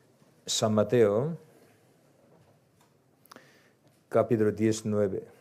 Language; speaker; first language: Spanish; non-native, learner; Korean